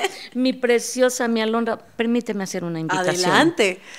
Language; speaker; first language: Spanish; native; Spanish